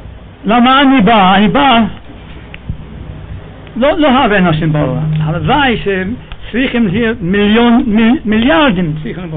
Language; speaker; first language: Hebrew; non-native, fluent; English